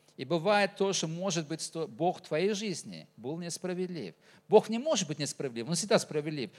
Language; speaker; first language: Russian; non-native, fluent; Norwegian